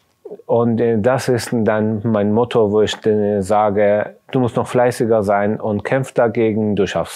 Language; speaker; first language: German; non-native, fluent; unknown